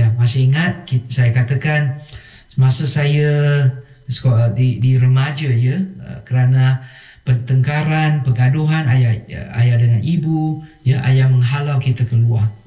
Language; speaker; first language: Malay; non-native, local second language; Chinese